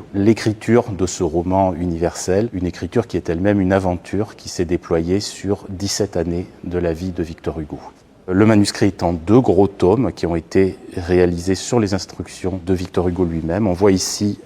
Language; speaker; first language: French; native; French